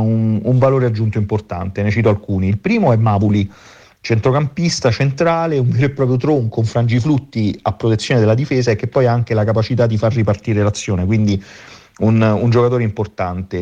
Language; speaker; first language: Italian; native; Italian